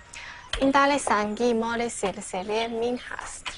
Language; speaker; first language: Persian; non-native, fluent; Chinese